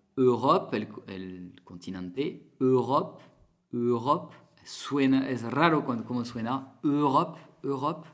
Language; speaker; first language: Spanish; non-native, fluent; French